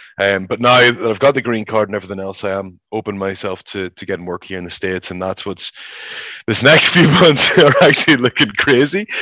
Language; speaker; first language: English; native; English